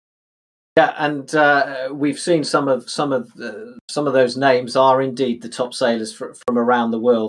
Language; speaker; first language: English; native; English